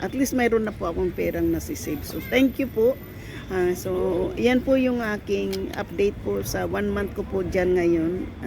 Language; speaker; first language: Filipino; non-native, local second language; Cebuano